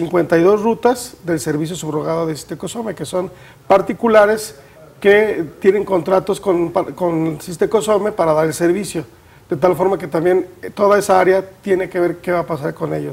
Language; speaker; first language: Spanish; native; Spanish